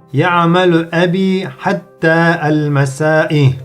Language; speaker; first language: Arabic; non-native, fluent; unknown